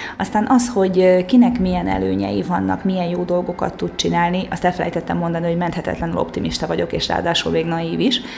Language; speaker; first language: Hungarian; native; Hungarian